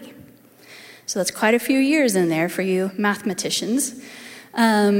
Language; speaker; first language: English; native; English